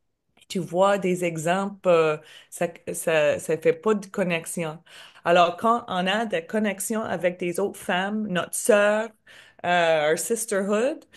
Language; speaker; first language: French; non-native, learner; English